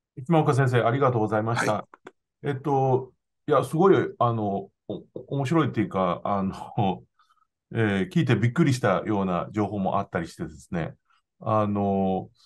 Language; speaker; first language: Japanese; non-native, fluent; Chinese